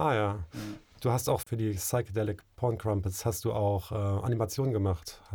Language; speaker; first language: German; native; German